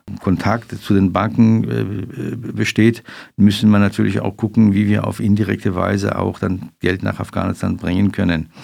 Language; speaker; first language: German; non-native, fluent; Persian